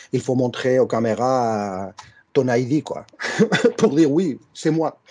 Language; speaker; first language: French; non-native, fluent; Spanish